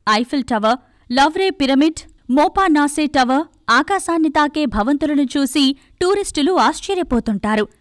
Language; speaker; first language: Telugu; native; Telugu